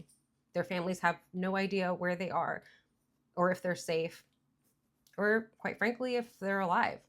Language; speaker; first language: English; native; English